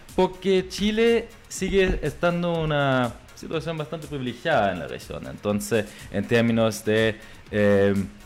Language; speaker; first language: Spanish; non-native, fluent; German